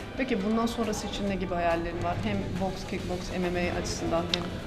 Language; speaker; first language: Turkish; native; Turkish